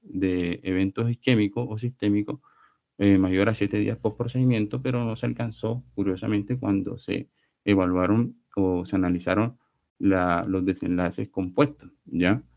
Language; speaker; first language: Spanish; native; Spanish